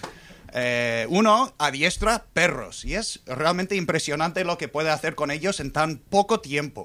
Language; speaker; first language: Spanish; non-native, fluent; English